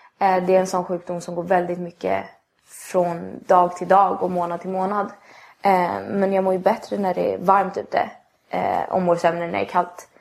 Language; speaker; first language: Swedish; native; Swedish